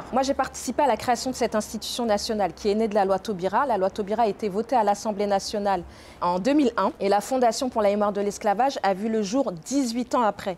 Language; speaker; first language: French; native; French